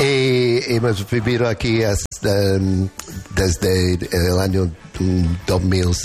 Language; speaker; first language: Spanish; non-native, fluent; English